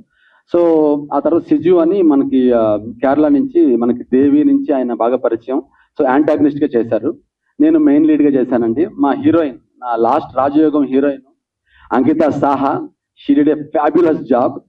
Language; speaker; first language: Telugu; native; Telugu